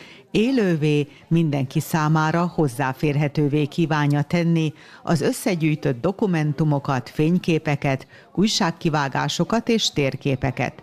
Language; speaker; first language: Hungarian; native; Hungarian